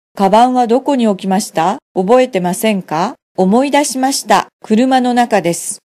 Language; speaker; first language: Japanese; non-native, fluent; Vietnamese